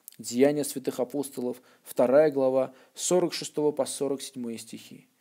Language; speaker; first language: Russian; non-native, local second language; Armenian